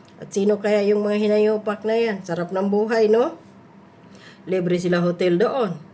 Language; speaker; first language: Filipino; native; Filipino